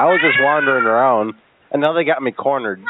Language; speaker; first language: English; native; English